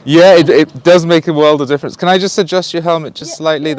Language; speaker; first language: English; native; English